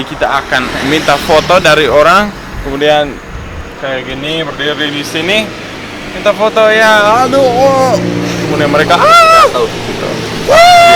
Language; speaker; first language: Indonesian; early bilingual, other home language; English